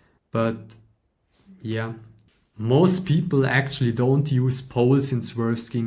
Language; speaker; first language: English; non-native, fluent; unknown